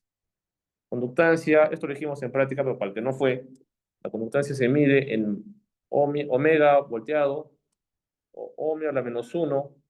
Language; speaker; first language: Spanish; native; Spanish